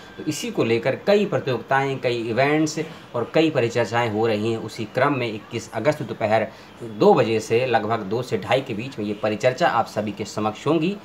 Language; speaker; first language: Hindi; native; Hindi